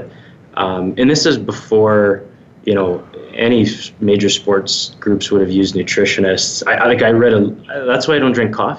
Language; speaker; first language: English; native; English